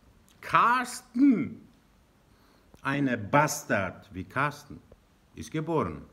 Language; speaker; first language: German; non-native, learner; Persian